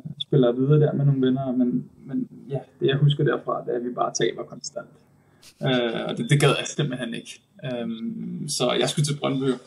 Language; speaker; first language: Danish; native; Danish